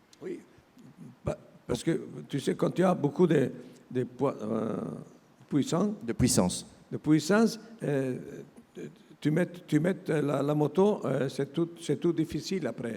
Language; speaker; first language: French; non-native, learner; Italian